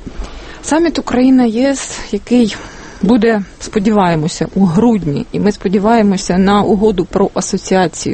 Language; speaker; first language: Ukrainian; native; Ukrainian